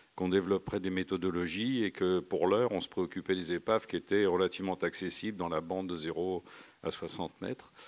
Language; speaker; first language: French; native; French